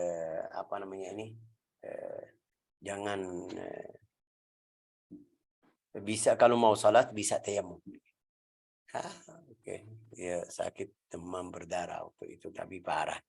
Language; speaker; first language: Indonesian; non-native, fluent; Arabic